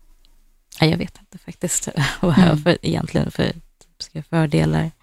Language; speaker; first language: Swedish; native; Swedish